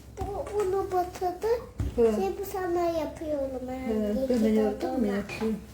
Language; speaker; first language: Turkish; early bilingual, heritage; Turkish